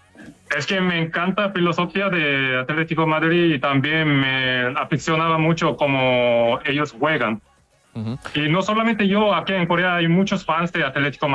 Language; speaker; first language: Spanish; non-native, learner; Korean